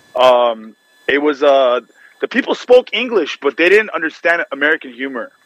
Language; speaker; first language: English; native; English